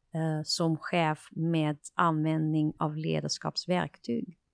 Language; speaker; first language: Swedish; non-native, fluent; Dutch